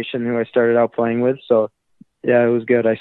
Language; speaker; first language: English; native; English